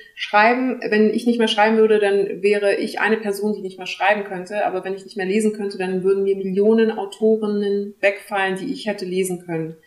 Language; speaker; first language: German; early bilingual, other home language; French